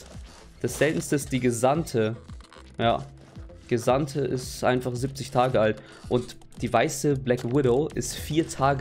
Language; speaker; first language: German; native; German